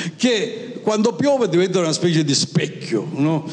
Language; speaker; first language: Italian; native; Italian